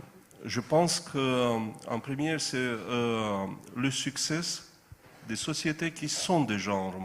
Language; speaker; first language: French; non-native, fluent; Romanian